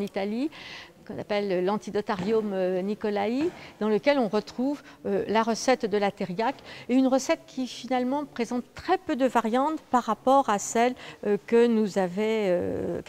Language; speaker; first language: French; native; French